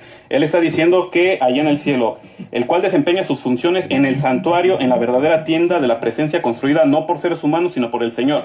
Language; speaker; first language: Spanish; native; Spanish